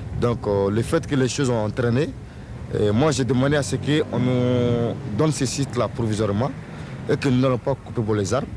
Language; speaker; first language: French; non-native, local second language; Soninke